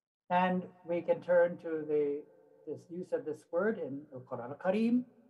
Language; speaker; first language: English; native; English